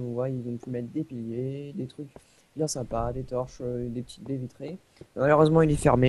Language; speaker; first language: French; native; French